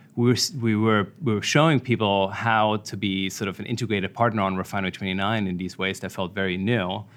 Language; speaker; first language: English; non-native, fluent; German